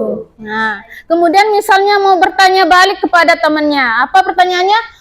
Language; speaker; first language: Indonesian; native; Indonesian